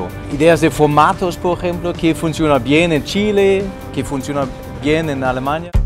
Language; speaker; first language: Spanish; non-native, fluent; German